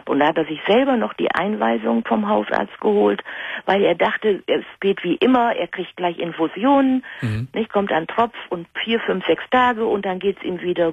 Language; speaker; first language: German; native; German